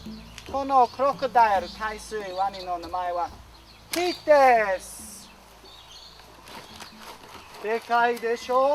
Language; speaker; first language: Japanese; non-native, learner; English